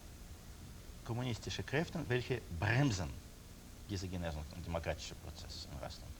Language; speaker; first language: German; non-native, learner; Russian